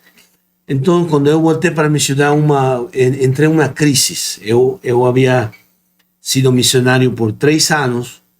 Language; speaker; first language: Portuguese; non-native, fluent; Spanish